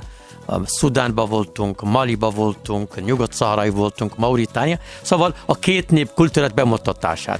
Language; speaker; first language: Hungarian; non-native, fluent; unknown